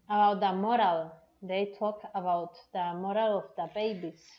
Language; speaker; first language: English; non-native, learner; Spanish